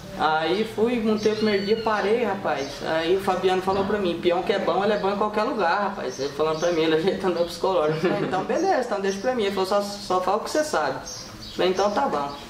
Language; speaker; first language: Portuguese; native; Portuguese